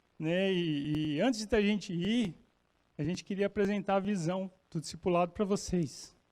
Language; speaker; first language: Portuguese; native; Portuguese